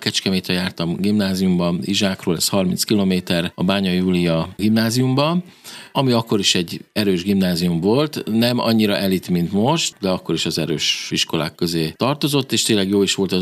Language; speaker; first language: Hungarian; native; Hungarian